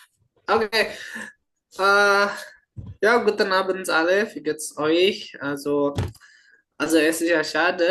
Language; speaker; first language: German; non-native, fluent; Indonesian